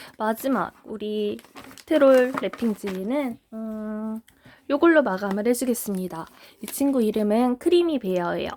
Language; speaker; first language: Korean; native; Korean